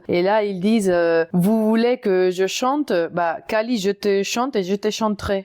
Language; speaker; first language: French; non-native, fluent; Spanish